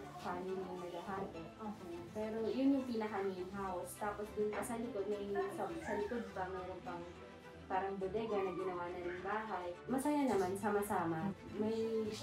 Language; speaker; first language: Filipino; native; Filipino